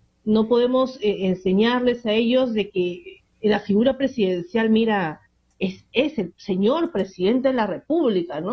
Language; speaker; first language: Spanish; native; Spanish